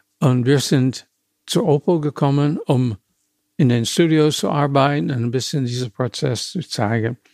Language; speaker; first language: German; non-native, fluent; English